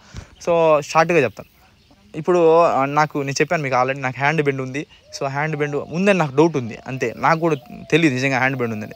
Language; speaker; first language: Telugu; native; Telugu